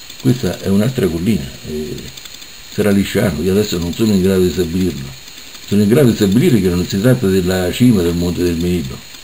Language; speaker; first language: Italian; native; Italian